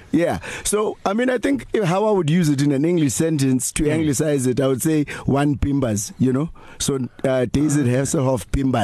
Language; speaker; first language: English; non-native, local second language; Zulu